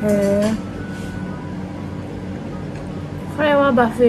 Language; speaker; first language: Japanese; non-native, learner; Thai